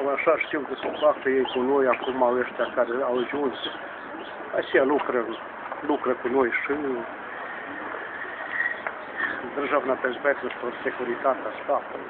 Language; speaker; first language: Romanian; early bilingual, heritage; Romanian